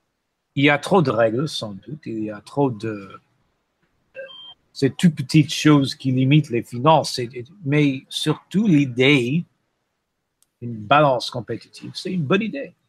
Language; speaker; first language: French; non-native, fluent; English